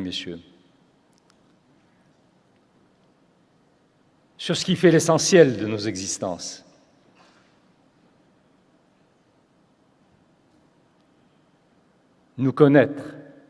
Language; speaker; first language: French; non-native, local second language; Arabic